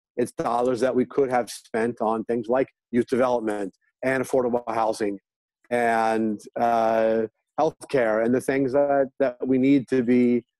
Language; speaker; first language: English; native; English